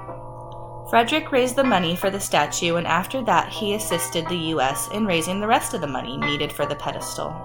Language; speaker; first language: English; native; English